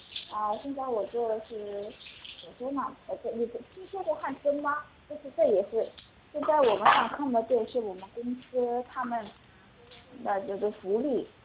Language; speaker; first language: Chinese; non-native, learner; Korean